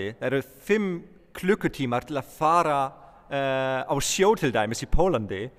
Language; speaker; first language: Icelandic; non-native, fluent; Polish